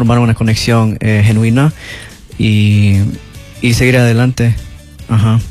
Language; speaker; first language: Spanish; early bilingual, heritage; Spanish